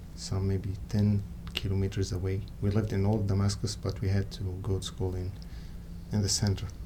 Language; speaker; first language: English; non-native, fluent; Arabic